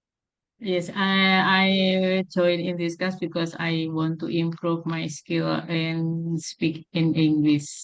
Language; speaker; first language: English; non-native, learner; Indonesian